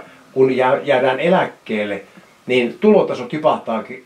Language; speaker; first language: Finnish; native; Finnish